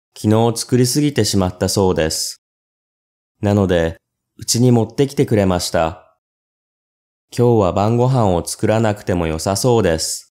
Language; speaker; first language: Japanese; native; Japanese